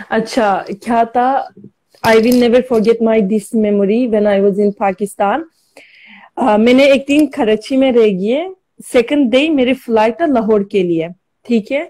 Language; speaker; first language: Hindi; non-native, learner; Turkish